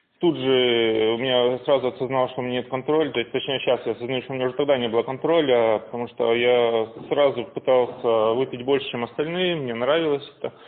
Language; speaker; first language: Russian; native; Russian